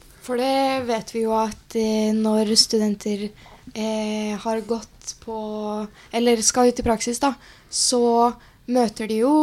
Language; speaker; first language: Norwegian; native; Norwegian